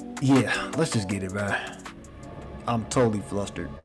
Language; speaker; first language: English; native; English